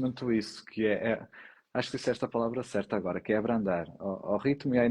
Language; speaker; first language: Portuguese; native; Portuguese